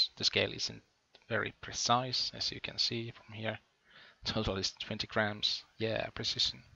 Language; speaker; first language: English; non-native, fluent; Finnish